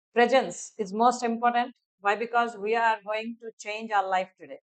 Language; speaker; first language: English; non-native, local second language; Telugu